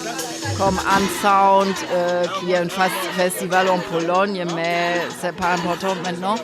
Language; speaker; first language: French; non-native, fluent; German